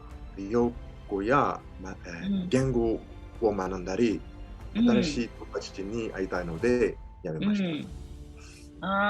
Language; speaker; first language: Japanese; non-native, learner; French